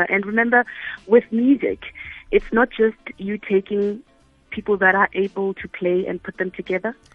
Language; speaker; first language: English; non-native, local second language; Tswana